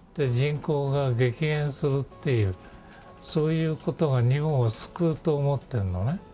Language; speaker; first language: Japanese; native; Japanese